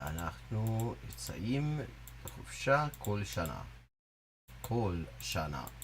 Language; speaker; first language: Hebrew; non-native, learner; English